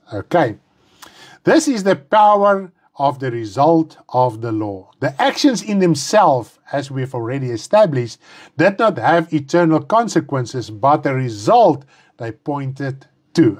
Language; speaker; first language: English; non-native, local second language; Afrikaans